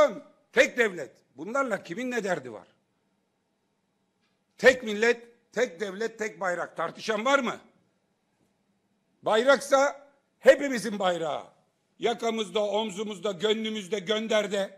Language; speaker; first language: Turkish; native; Turkish